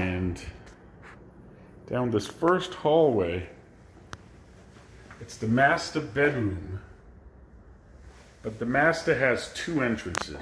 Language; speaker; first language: English; native; English